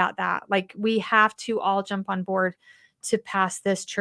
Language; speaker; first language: English; native; English